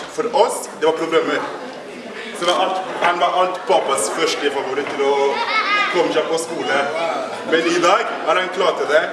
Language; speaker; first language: Norwegian; early bilingual, other home language; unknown